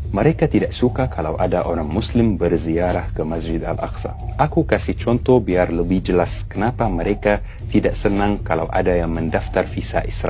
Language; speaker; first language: Indonesian; non-native, fluent; Arabic